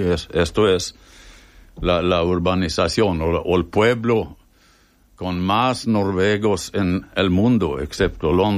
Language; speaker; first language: Spanish; non-native, fluent; Swedish